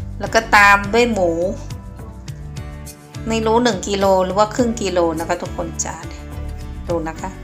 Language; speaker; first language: Thai; non-native, local second language; Northeastern Thai